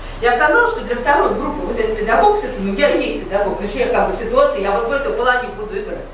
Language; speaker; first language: Russian; native; Russian